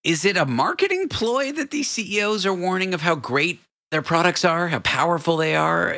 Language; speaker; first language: English; native; English